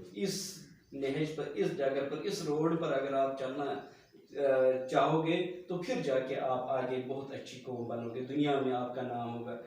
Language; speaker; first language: Urdu; non-native, local second language; Kashmiri